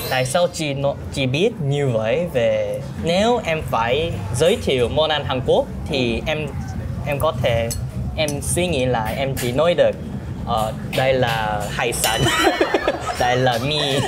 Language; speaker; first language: Vietnamese; non-native, fluent; Korean